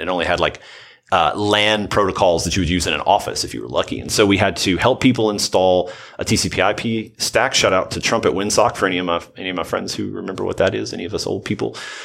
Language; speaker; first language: English; native; English